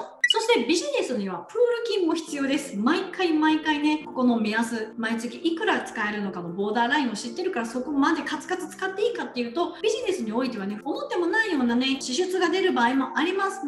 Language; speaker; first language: Japanese; native; Japanese